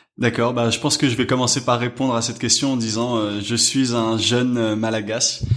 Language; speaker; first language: French; native; French